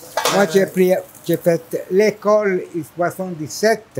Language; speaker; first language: French; non-native, learner; Italian